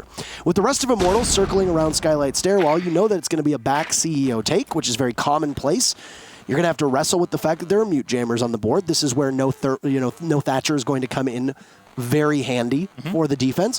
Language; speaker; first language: English; native; English